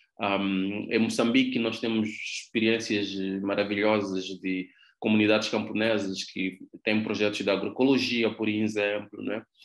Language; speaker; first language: Portuguese; native; Portuguese